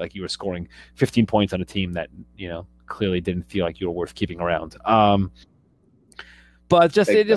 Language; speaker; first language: English; native; English